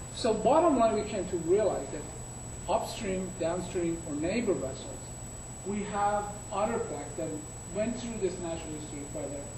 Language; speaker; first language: English; non-native, fluent; Persian